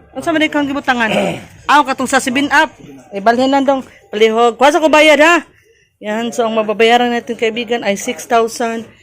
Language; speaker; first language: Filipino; non-native, local second language; Cebuano